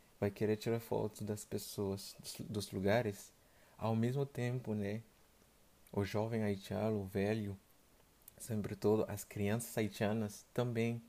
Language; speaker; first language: Portuguese; non-native, fluent; Haitian Creole